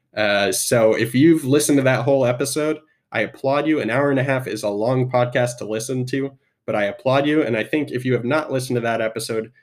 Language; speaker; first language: English; native; English